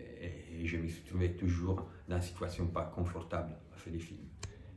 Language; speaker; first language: French; non-native, fluent; Italian